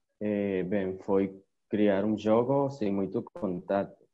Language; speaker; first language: Portuguese; non-native, learner; Spanish